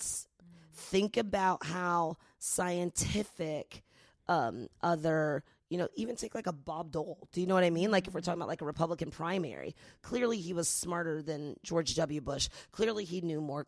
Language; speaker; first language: English; native; English